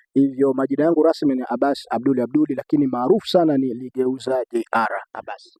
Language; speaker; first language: Swahili; native; Swahili